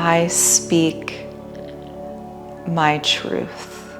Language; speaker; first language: English; native; English